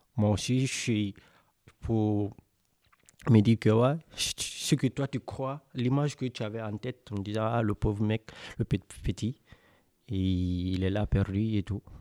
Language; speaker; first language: French; non-native, local second language; Fula